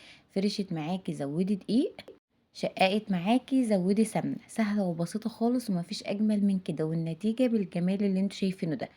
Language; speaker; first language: Arabic; native; Arabic